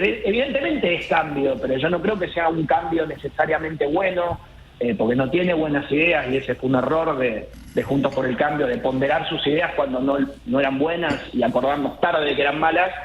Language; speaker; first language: Spanish; native; Spanish